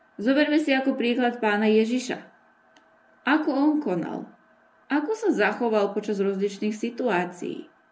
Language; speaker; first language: Slovak; early bilingual, heritage; Slovak